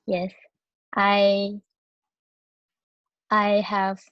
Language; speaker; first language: English; non-native, learner; Chinese